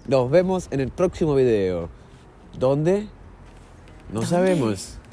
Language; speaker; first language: Spanish; native; Spanish